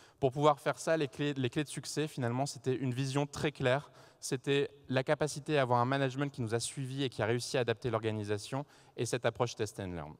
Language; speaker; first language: French; native; French